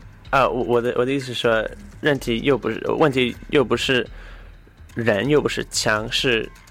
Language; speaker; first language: Chinese; non-native, fluent; English